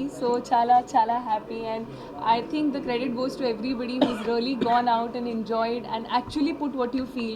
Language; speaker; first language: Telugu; non-native, fluent; Hindi